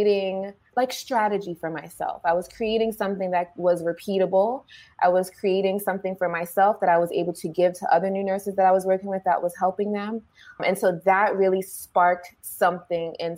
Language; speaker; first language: English; native; English